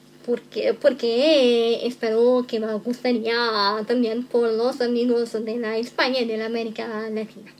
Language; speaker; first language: Spanish; non-native, learner; Italian